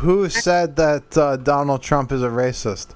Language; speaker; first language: English; native; English